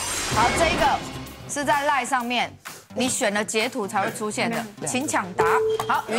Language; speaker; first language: Chinese; native; Chinese